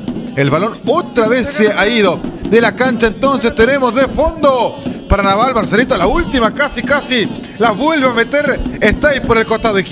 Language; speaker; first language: Spanish; native; Spanish